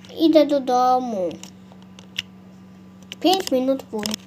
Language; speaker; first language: Polish; native; Polish